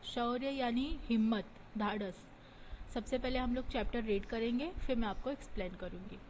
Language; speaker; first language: Hindi; non-native, local second language; Marathi